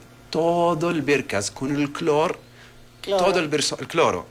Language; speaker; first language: Spanish; non-native, learner; Arabic